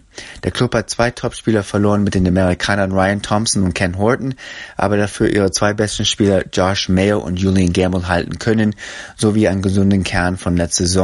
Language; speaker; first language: German; native; German